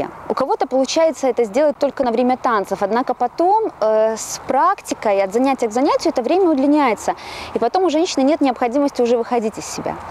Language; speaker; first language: Russian; native; Russian